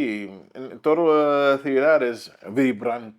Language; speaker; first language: Spanish; non-native, learner; English